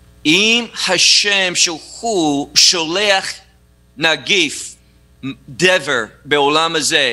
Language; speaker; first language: Hebrew; non-native, fluent; English